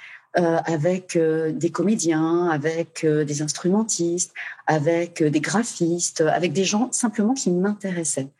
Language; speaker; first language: French; native; French